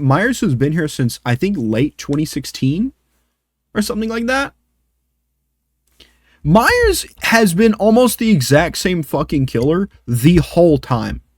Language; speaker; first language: English; native; English